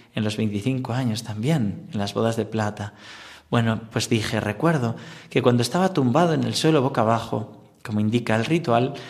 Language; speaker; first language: Spanish; native; Spanish